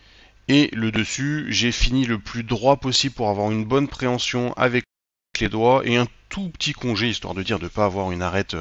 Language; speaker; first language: French; native; French